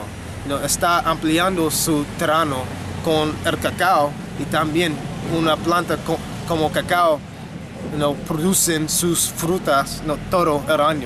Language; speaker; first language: Spanish; non-native, fluent; English